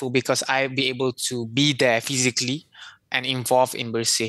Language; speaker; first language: English; non-native, local second language; Malay